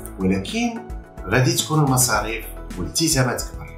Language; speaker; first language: Arabic; native; Arabic